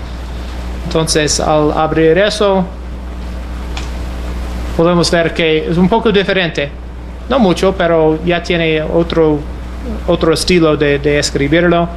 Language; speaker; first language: Spanish; non-native, fluent; English